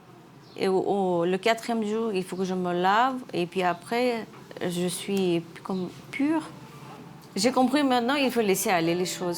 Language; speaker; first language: French; non-native, fluent; Nepali